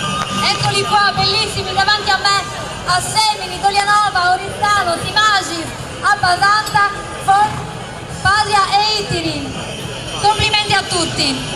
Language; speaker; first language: Italian; native; Italian